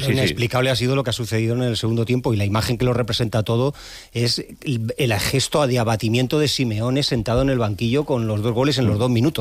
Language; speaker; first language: Spanish; native; Spanish